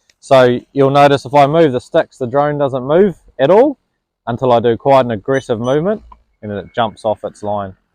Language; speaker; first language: English; native; English